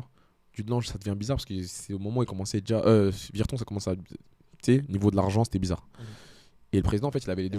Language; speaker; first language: French; native; French